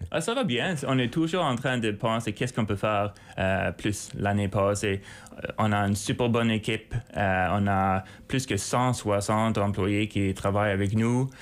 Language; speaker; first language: French; non-native, fluent; Swedish